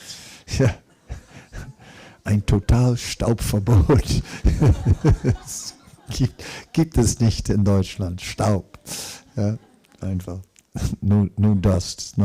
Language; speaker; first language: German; non-native, learner; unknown